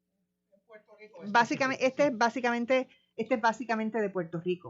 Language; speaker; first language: Spanish; native; Spanish